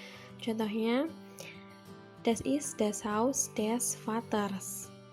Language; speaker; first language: German; non-native, fluent; Indonesian